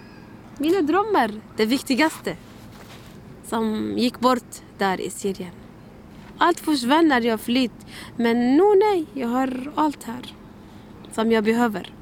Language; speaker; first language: Swedish; non-native, learner; Arabic